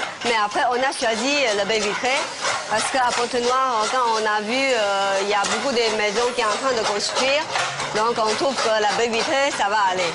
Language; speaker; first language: French; non-native, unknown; Chinese